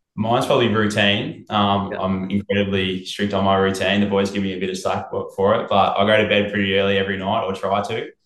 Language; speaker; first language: English; native; English